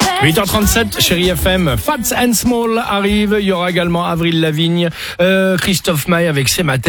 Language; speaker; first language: French; native; French